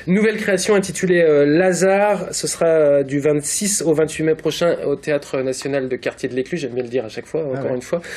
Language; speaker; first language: French; native; French